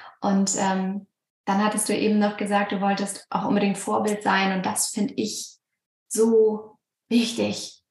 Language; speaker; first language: German; native; German